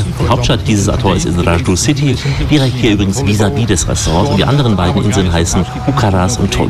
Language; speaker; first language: German; native; German